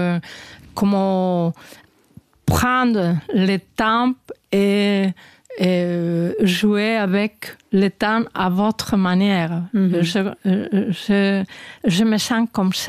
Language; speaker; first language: French; non-native, fluent; Spanish